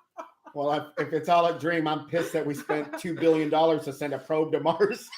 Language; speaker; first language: English; native; English